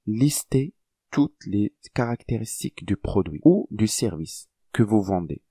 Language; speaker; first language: French; non-native, local second language; Arabic